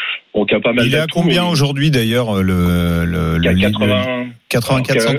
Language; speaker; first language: French; native; French